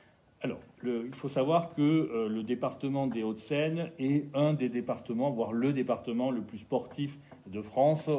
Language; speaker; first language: French; native; French